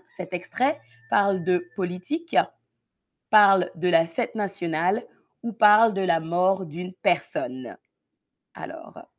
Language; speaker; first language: French; native; French